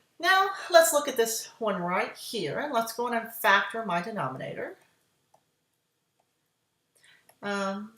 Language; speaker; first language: English; native; English